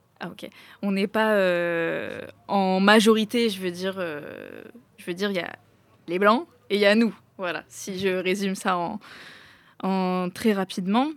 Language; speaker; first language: French; native; French